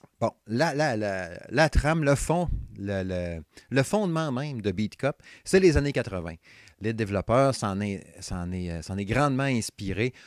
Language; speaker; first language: French; native; French